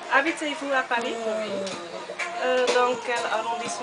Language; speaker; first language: French; non-native, learner; Dutch